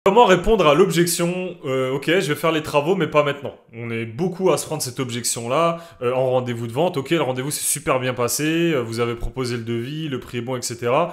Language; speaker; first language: French; native; French